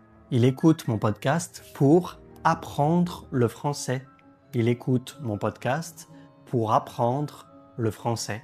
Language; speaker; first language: French; native; French